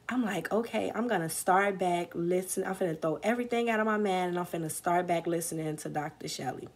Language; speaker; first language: English; native; English